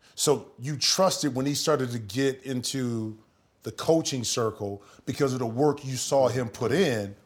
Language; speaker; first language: English; native; English